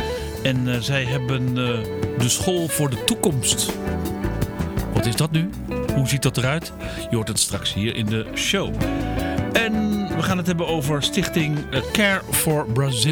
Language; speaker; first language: Dutch; native; Dutch